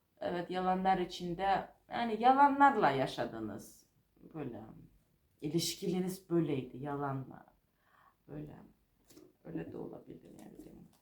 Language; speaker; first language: Turkish; non-native, fluent; Georgian